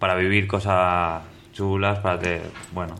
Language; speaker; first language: Spanish; native; Spanish